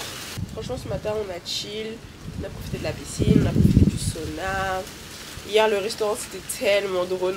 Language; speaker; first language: French; native; French